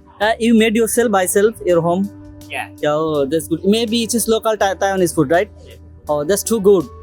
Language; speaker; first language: English; non-native, learner; Bangla